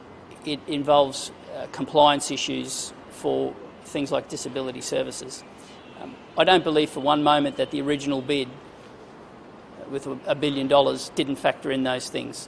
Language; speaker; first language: English; native; English